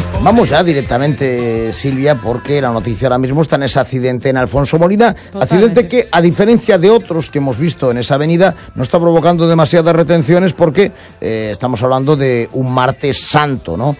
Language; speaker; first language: Spanish; native; Spanish